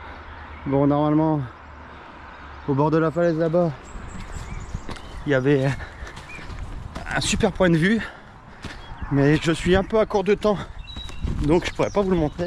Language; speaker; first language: French; native; French